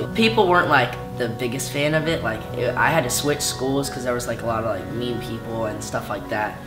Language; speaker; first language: English; native; English